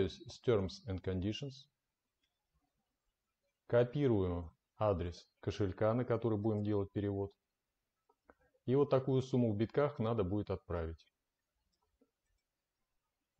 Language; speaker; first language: Russian; native; Russian